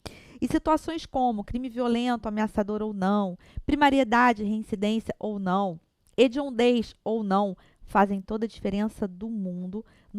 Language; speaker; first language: Portuguese; native; Portuguese